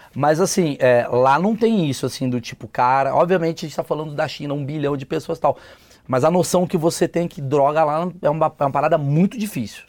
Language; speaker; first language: Portuguese; native; Portuguese